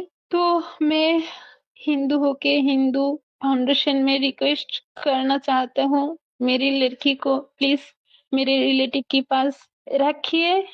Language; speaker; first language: Hindi; non-native, learner; Bangla